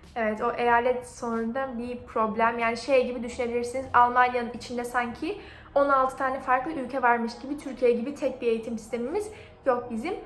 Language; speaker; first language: Turkish; native; Turkish